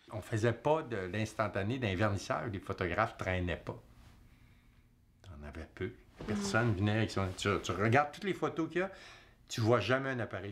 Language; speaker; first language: French; native; French